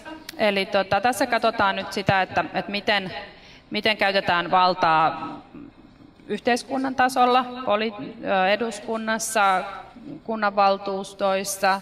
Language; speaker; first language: Finnish; native; Finnish